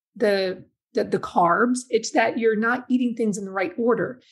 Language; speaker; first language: English; native; English